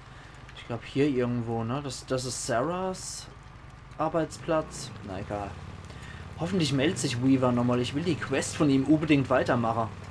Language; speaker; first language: German; native; German